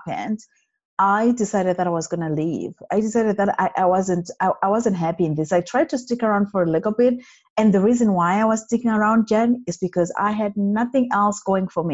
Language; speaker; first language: English; non-native, local second language; Shona